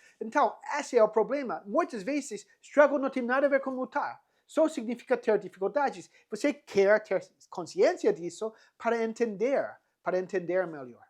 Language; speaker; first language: Portuguese; non-native, fluent; English